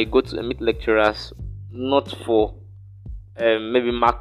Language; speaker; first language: English; non-native, local second language; Yoruba